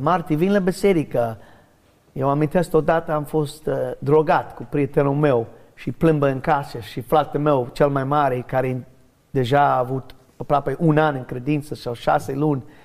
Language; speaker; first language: Romanian; non-native, learner; English